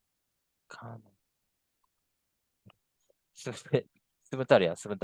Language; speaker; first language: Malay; non-native, fluent; Japanese